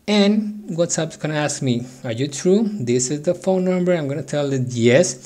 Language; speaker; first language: English; non-native, fluent; Spanish